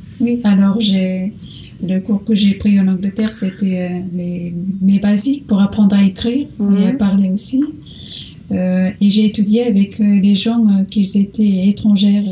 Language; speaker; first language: French; non-native, learner; Portuguese